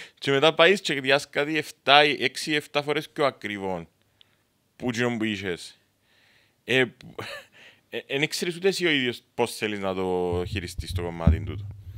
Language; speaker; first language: Greek; native; Greek